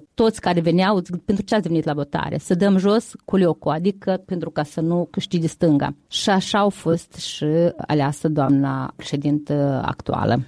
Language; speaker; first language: Romanian; native; Romanian